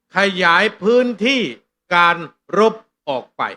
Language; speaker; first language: Thai; non-native, local second language; Northeastern Thai